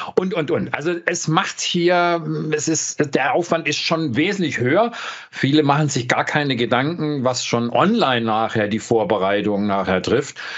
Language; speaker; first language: German; native; German